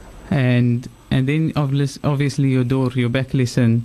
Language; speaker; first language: English; native; English